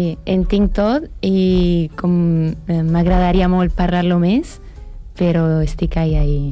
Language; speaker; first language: Catalan; non-native, learner; Italian